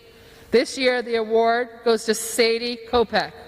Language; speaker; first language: English; native; English